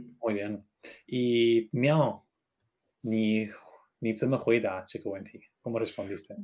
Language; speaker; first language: Chinese; non-native, learner; Spanish